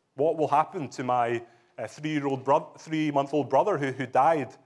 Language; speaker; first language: English; native; English